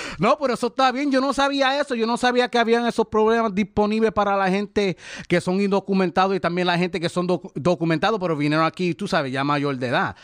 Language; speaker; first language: Spanish; early bilingual, heritage; Spanish